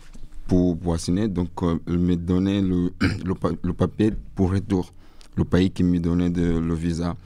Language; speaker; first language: French; non-native, learner; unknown